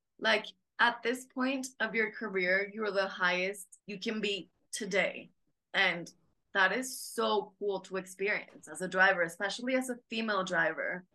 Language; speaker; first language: English; non-native, fluent; Spanish